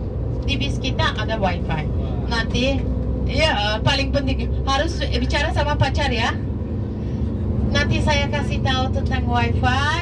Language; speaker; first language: Indonesian; non-native, fluent; Turkish